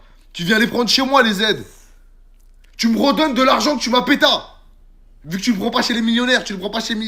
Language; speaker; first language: French; native; French